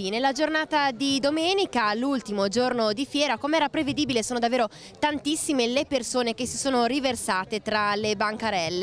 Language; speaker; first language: Italian; native; Italian